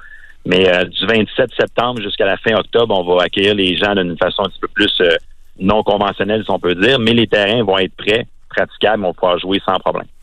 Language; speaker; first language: French; native; French